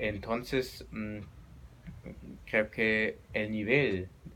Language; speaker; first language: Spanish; non-native, learner; German